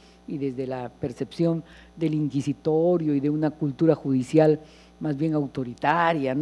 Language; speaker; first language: Spanish; native; Spanish